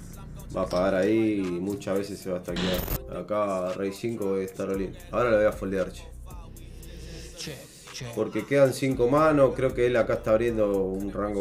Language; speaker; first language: Spanish; native; Spanish